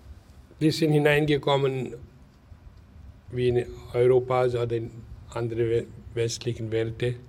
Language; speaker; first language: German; non-native, learner; Hindi